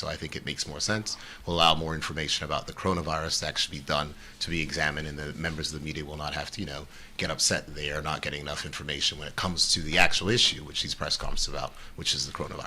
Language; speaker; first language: English; native; English